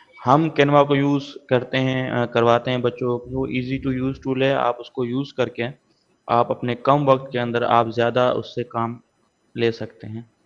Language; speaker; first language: Urdu; non-native, local second language; Sindhi